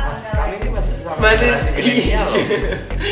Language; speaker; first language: Indonesian; native; Indonesian